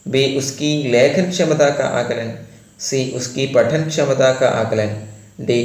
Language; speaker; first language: Hindi; non-native, local second language; Malayalam